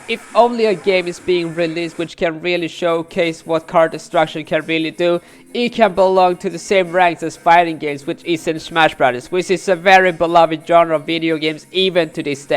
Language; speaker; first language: English; non-native, fluent; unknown